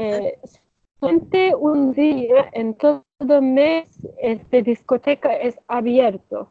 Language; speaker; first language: Spanish; non-native, learner; Turkish